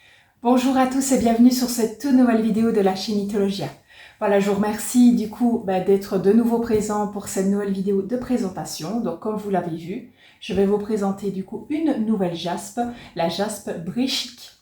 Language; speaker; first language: French; native; French